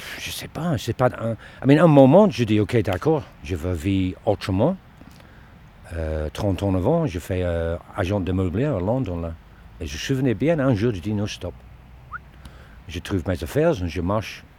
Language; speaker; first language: French; non-native, learner; Dutch